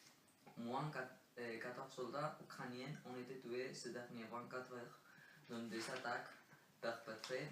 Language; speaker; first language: French; non-native, learner; Spanish